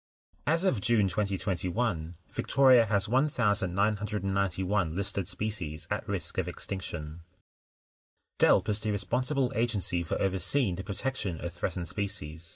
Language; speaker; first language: English; native; English